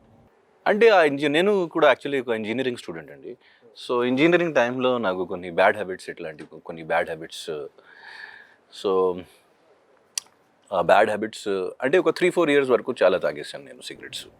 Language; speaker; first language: Telugu; non-native, local second language; Hindi